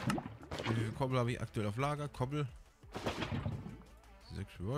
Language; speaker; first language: German; native; German